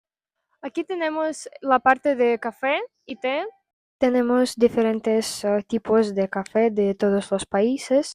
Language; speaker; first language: Spanish; non-native, fluent; Russian